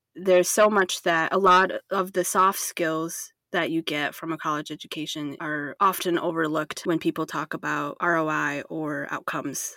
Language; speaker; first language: English; non-native, fluent; Chinese